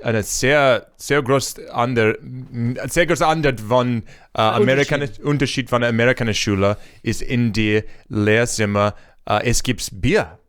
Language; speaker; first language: German; non-native, learner; English